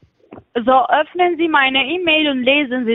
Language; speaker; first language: German; non-native, fluent; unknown